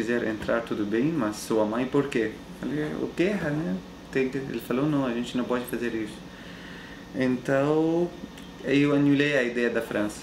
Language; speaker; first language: Portuguese; non-native, fluent; Arabic